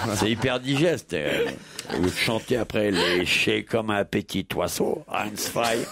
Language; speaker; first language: French; native; French